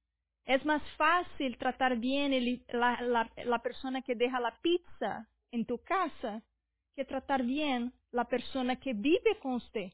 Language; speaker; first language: Spanish; non-native, fluent; Portuguese